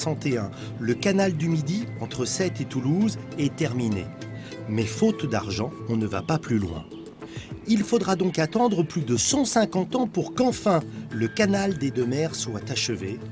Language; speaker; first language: French; native; French